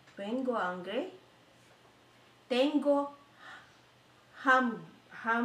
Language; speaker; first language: Spanish; non-native, learner; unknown